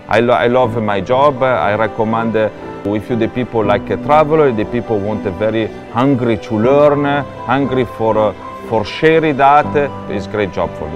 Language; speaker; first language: English; non-native, learner; Italian